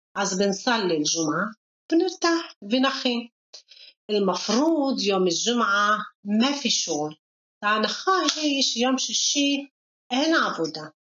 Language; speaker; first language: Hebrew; non-native, local second language; Arabic